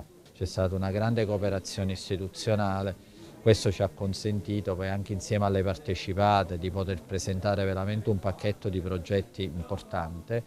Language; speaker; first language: Italian; native; Italian